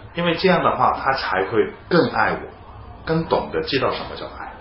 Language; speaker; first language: Chinese; non-native, fluent; Cantonese